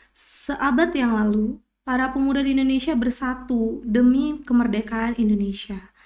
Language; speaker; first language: Indonesian; native; Indonesian